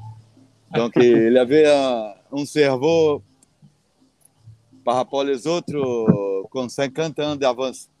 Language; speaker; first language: French; non-native, fluent; Portuguese